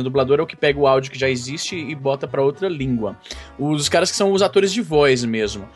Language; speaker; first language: Portuguese; early bilingual, heritage; Portuguese